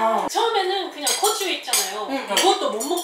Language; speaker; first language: Korean; non-native, learner; Japanese